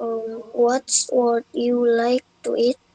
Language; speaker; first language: English; non-native, learner; Indonesian